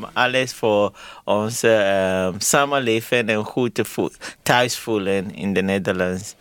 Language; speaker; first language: Dutch; non-native, learner; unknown